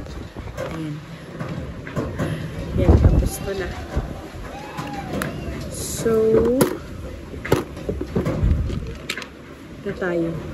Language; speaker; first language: Filipino; non-native, local second language; Hiligaynon